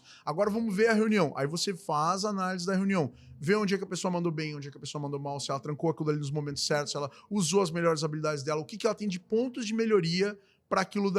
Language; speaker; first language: Portuguese; native; Portuguese